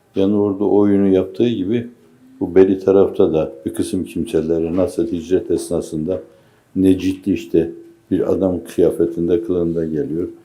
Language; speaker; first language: Turkish; native; Turkish